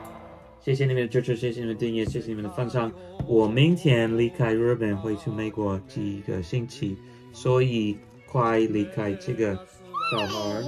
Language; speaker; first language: Chinese; non-native, fluent; English